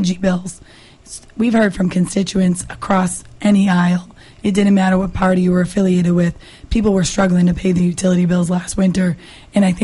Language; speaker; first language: English; native; English